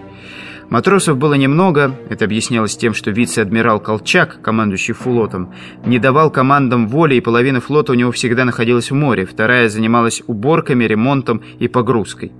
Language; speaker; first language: Russian; native; Russian